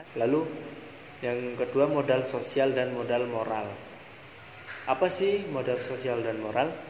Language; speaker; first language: Indonesian; native; Indonesian